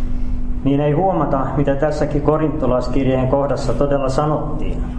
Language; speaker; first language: Finnish; native; Finnish